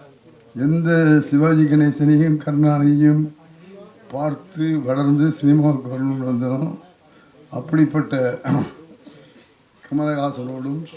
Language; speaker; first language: Tamil; native; Tamil